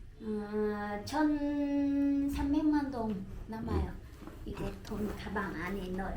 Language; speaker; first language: Korean; non-native, learner; Vietnamese